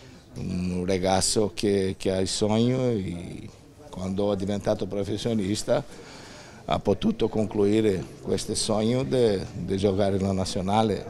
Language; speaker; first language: Italian; non-native, fluent; Portuguese